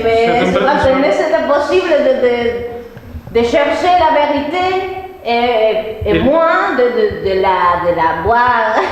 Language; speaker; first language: French; non-native, learner; Spanish